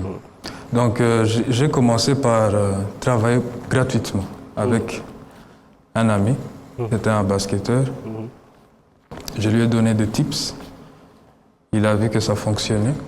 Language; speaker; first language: French; non-native, local second language; Kinyarwanda